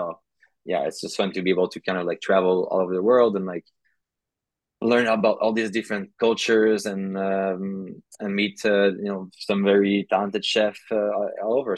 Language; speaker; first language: English; non-native, fluent; French